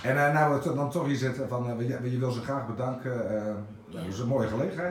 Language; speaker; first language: Dutch; native; Dutch